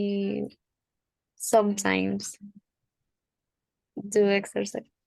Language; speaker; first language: English; non-native, learner; Spanish